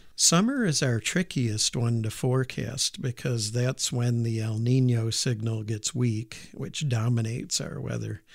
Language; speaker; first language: English; native; English